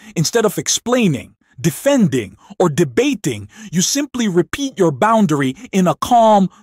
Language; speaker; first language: English; non-native, local second language; Filipino